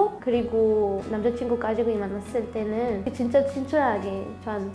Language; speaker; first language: Korean; non-native, fluent; Arabic